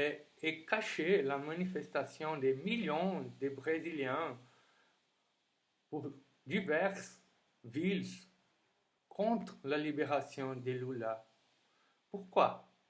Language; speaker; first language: French; non-native, fluent; Portuguese